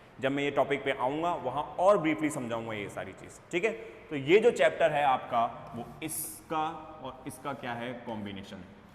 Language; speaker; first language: Hindi; native; Hindi